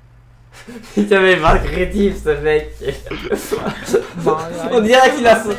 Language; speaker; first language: French; native; French